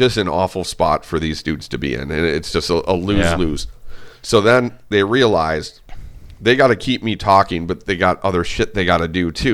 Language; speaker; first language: English; native; English